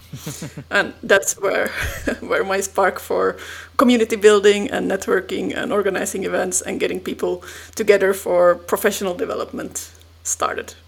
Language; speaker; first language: English; non-native, fluent; Finnish